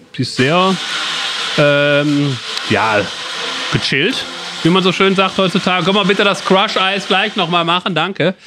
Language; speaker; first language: German; native; German